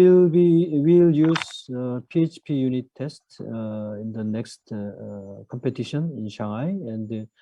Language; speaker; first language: English; non-native, fluent; Korean